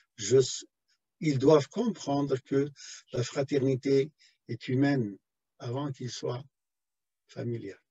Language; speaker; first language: French; non-native, local second language; Arabic